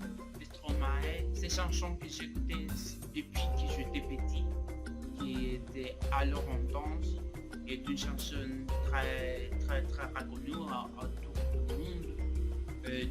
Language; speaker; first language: French; non-native, learner; Spanish